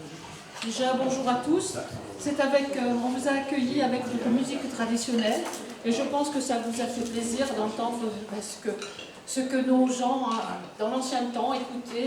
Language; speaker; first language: French; native; French